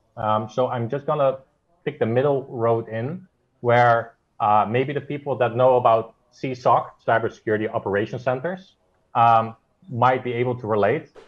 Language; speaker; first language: English; non-native, fluent; Dutch